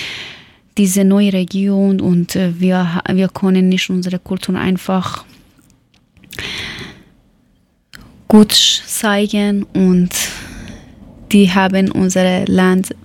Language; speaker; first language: German; non-native, learner; Persian